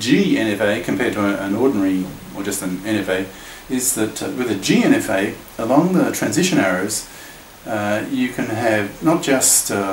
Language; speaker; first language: English; native; English